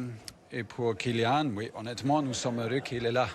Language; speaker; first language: French; non-native, fluent; German